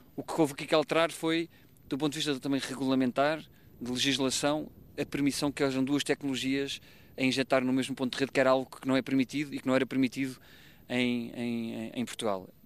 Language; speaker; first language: Portuguese; native; Portuguese